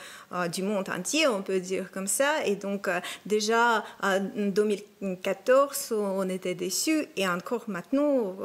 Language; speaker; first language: French; non-native, fluent; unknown